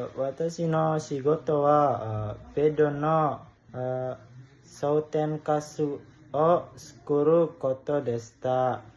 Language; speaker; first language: Japanese; non-native, learner; Indonesian